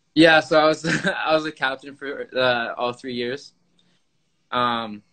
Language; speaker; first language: English; native; English